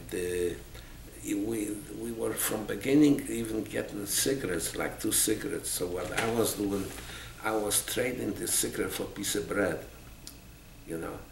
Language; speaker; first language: English; non-native, fluent; Polish